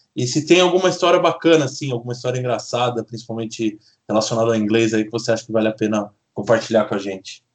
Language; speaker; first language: Portuguese; native; Portuguese